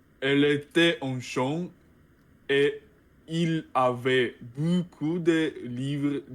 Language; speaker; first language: French; non-native, learner; Russian